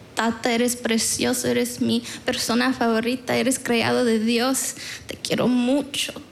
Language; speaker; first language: Spanish; early bilingual, heritage; Spanish